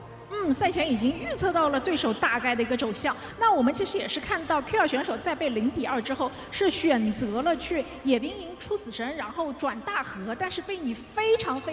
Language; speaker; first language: Chinese; native; Chinese